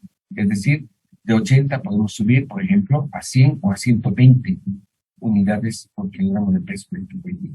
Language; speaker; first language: Spanish; native; Spanish